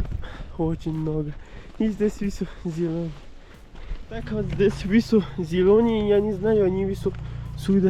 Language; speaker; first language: Russian; non-native, learner; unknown